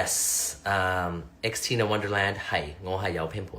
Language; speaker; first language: Chinese; early bilingual, heritage; Cantonese